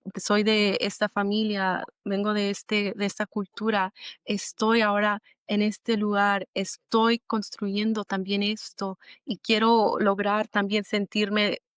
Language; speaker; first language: Spanish; early bilingual, other home language; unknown